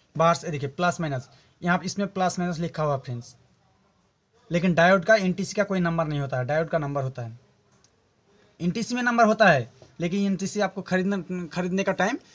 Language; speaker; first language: Hindi; non-native, local second language; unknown